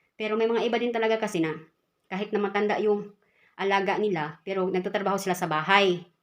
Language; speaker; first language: Filipino; non-native, local second language; Cebuano